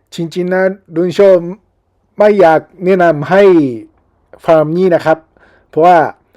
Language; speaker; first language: Thai; non-native, learner; Japanese